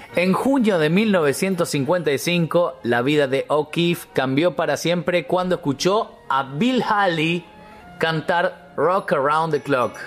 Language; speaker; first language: Spanish; native; Spanish